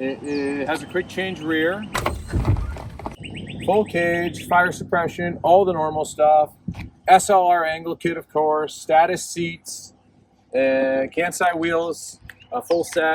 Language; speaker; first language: English; native; English